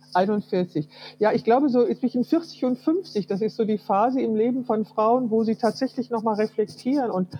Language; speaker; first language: German; early bilingual, heritage; Russian